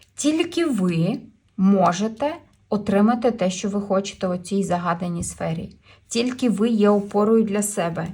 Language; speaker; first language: Ukrainian; non-native, local second language; Russian